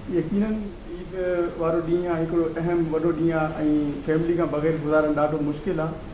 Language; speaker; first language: Sindhi; native; Sindhi